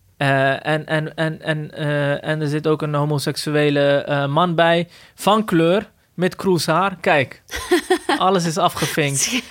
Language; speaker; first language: Dutch; early bilingual, other home language; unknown